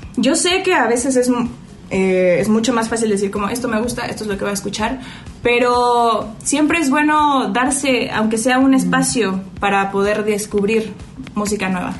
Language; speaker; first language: Spanish; native; Spanish